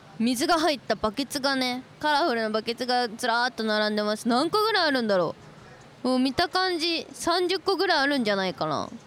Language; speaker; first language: Japanese; native; Japanese